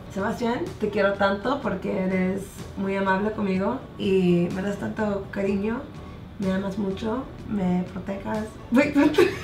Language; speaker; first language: Spanish; non-native, learner; English